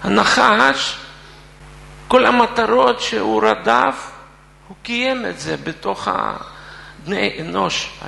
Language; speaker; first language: Hebrew; non-native, fluent; Russian